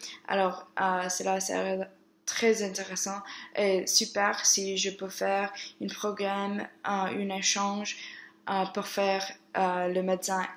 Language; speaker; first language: French; non-native, learner; English